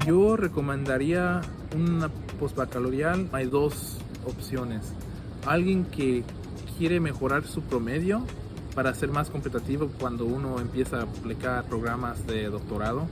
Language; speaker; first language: Spanish; early bilingual, heritage; Spanish